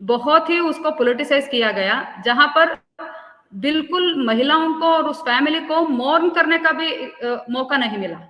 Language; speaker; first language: Hindi; non-native, local second language; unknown